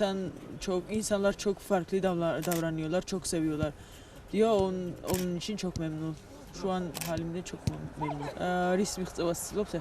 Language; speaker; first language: Turkish; non-native, fluent; Georgian